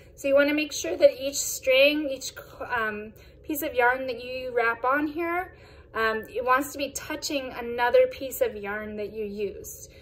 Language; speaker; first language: English; native; English